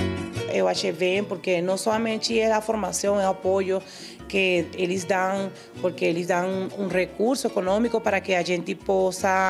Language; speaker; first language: Portuguese; non-native, fluent; Spanish